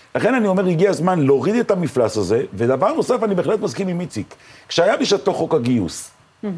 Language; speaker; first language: Hebrew; native; Hebrew